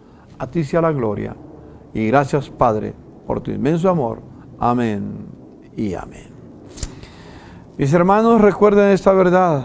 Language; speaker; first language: Spanish; native; Spanish